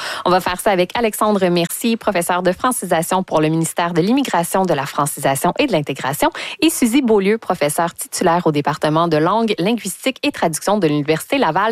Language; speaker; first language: French; native; French